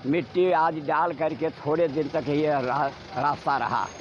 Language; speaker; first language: Hindi; native; Hindi